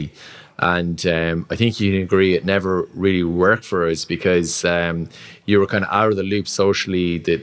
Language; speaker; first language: English; native; English